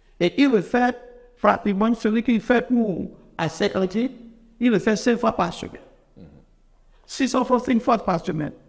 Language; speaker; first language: French; non-native, local second language; Fon